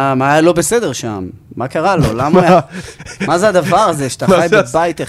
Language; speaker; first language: Hebrew; native; Hebrew